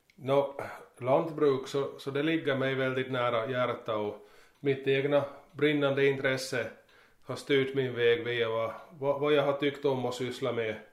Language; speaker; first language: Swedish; native; Swedish